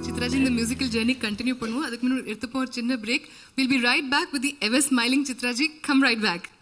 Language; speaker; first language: Tamil; native; Tamil